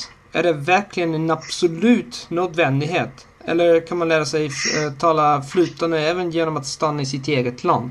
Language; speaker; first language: Swedish; non-native, fluent; Italian